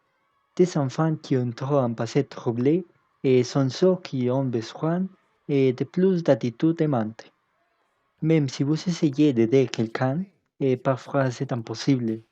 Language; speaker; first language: French; non-native, learner; Spanish